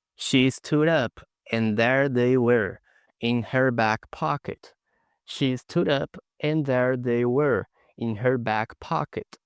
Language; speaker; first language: English; non-native, fluent; Portuguese